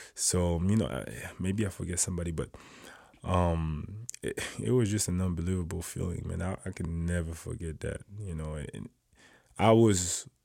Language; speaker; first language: English; non-native, fluent; French